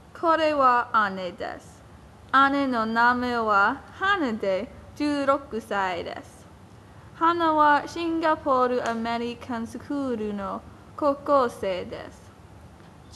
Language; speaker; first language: Japanese; non-native, learner; English